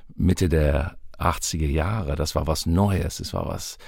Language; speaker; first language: German; non-native, fluent; English